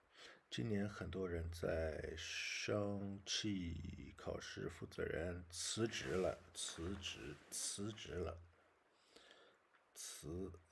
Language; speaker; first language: Chinese; non-native, learner; English